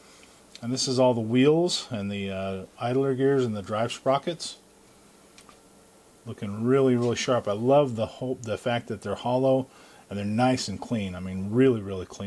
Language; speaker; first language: English; native; English